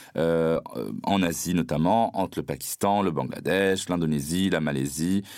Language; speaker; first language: French; non-native, local second language; Arabic